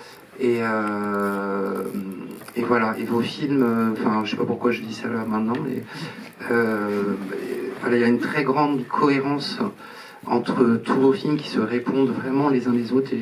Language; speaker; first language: French; native; French